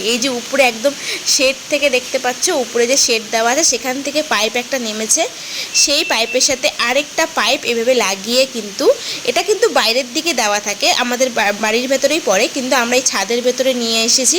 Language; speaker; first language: Bangla; native; Bangla